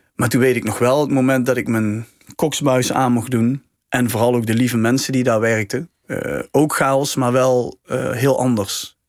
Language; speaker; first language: Dutch; native; Dutch